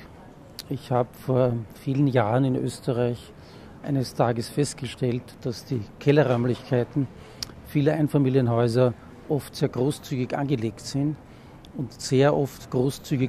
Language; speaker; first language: German; native; German